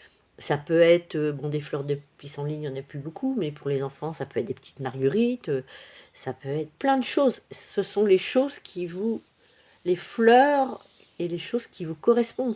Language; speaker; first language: French; native; French